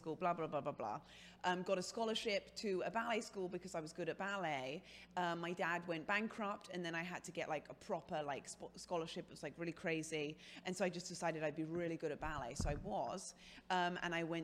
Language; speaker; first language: English; native; English